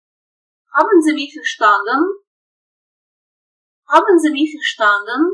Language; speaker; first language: German; non-native, fluent; Russian